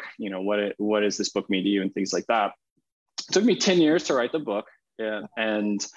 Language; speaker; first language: English; native; English